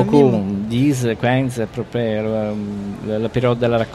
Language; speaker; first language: French; non-native, learner; Italian